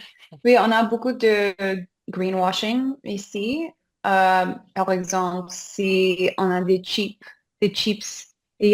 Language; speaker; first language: French; non-native, fluent; English